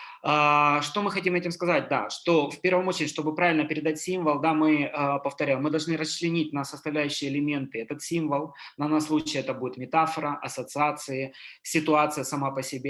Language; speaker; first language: Russian; native; Russian